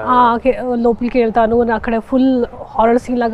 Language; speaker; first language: Telugu; non-native, fluent; Hindi